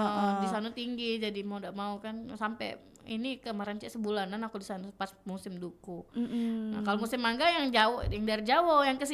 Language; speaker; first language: Indonesian; native; Indonesian